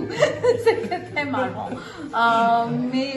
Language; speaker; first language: French; non-native, learner; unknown